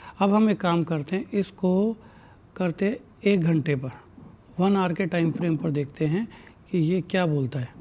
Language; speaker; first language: Hindi; native; Hindi